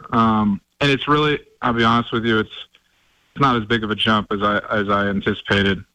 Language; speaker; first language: English; native; English